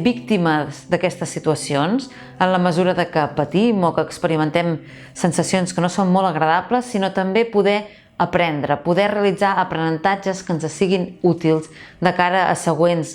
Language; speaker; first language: Catalan; native; Catalan